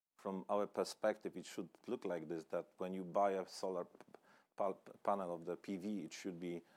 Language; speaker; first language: English; non-native, fluent; Polish